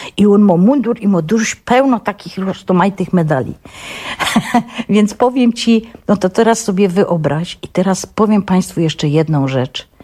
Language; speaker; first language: Polish; native; Polish